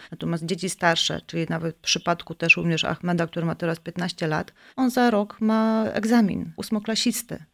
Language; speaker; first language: Polish; native; Polish